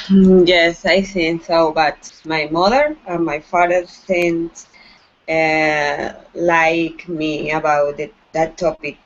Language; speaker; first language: English; non-native, learner; Spanish